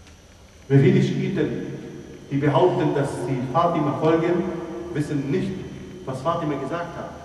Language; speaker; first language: German; non-native, fluent; Arabic